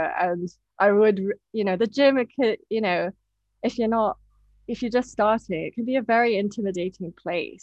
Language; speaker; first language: English; non-native, local second language; Japanese